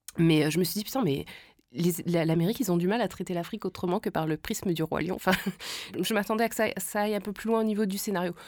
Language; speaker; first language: French; native; French